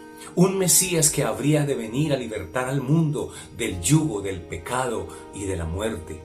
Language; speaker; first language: Spanish; native; Spanish